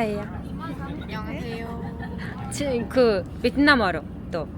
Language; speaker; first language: Korean; non-native, learner; Mongolian